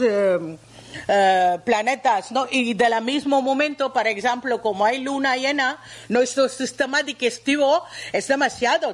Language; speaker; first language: Spanish; non-native, learner; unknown